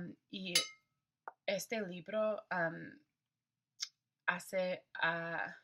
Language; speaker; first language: Spanish; non-native, learner; English